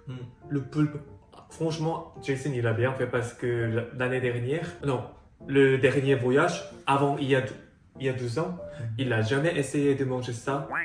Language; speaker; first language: French; non-native, fluent; Korean